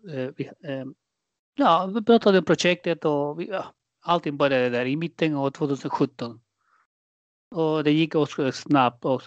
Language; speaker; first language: Swedish; non-native, fluent; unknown